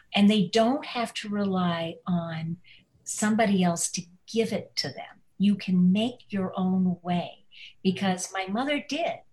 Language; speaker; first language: English; native; English